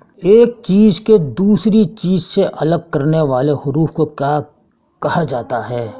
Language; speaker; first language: Urdu; native; Urdu